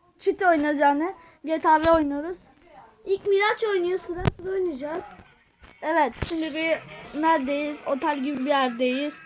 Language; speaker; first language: Turkish; native; Turkish